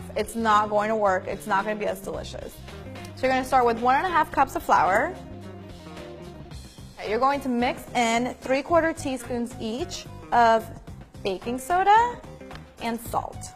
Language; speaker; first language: English; native; English